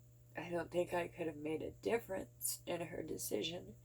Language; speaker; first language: English; native; English